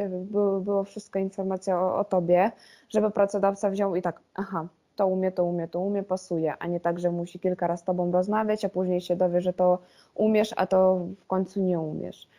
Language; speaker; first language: Polish; non-native, fluent; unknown